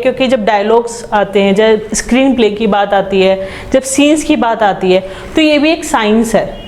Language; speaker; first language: Hindi; native; Hindi